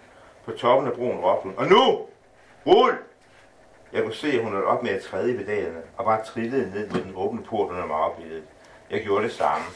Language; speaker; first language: Danish; native; Danish